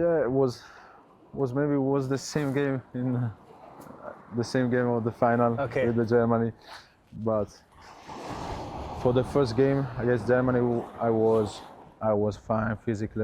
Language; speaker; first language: English; non-native, learner; Italian